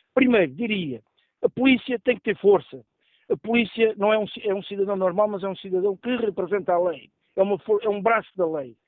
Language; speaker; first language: Portuguese; native; Portuguese